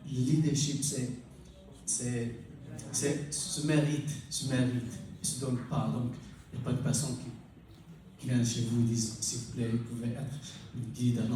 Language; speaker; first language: French; non-native, local second language; Arabic